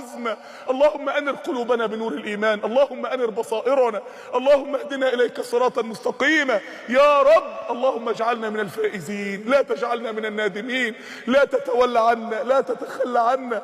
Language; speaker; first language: Arabic; native; Arabic